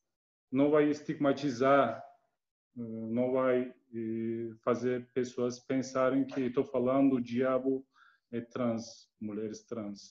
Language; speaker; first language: Portuguese; non-native, learner; Turkish